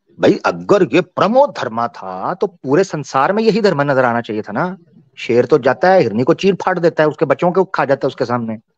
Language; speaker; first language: Urdu; non-native, local second language; Punjabi